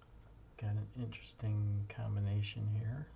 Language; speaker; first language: English; native; English